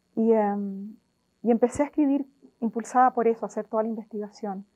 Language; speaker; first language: Spanish; native; Spanish